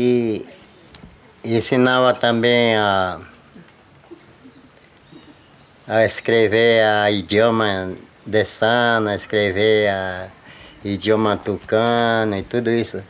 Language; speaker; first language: Portuguese; non-native, local second language; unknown